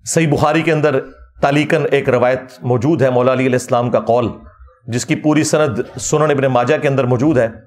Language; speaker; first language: Urdu; non-native, local second language; Punjabi